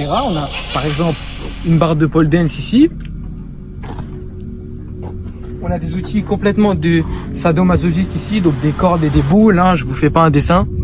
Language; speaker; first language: French; native; French